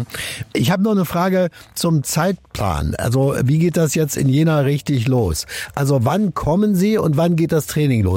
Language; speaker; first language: German; native; German